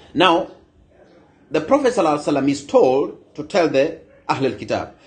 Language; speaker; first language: English; non-native, local second language; Luo (Kenya and Tanzania)